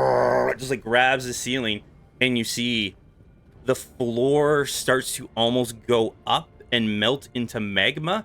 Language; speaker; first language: English; native; English